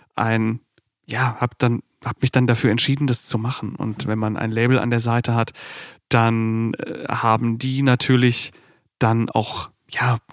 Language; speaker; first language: German; native; German